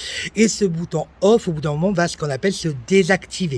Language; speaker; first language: French; native; French